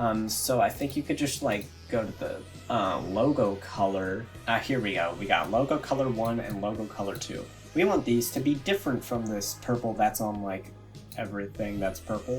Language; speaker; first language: English; native; English